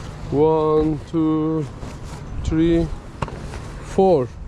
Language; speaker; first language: English; non-native, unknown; Turkish